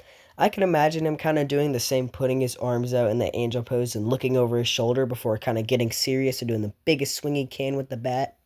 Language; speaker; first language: English; native; English